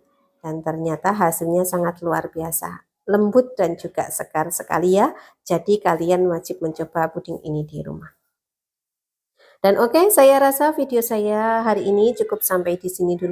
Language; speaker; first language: Indonesian; native; Indonesian